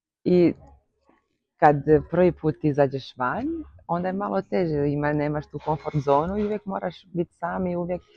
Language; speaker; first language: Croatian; early bilingual, heritage; Croatian